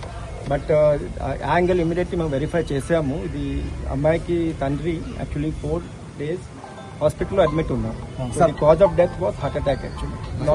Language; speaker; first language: Telugu; non-native, learner; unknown